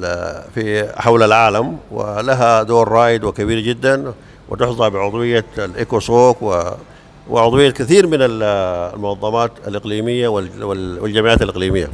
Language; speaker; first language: Arabic; native; Arabic